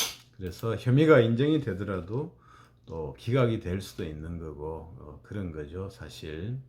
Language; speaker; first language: Korean; native; Korean